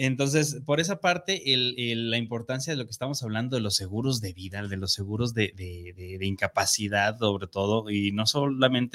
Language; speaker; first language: Spanish; native; Spanish